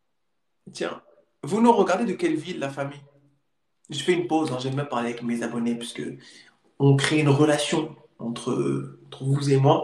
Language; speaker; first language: French; native; French